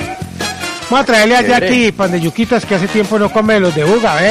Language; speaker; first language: Spanish; native; Spanish